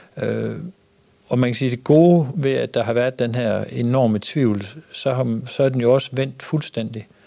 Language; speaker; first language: Danish; native; Danish